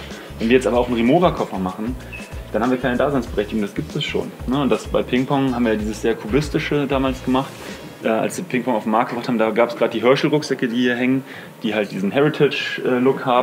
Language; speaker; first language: German; native; German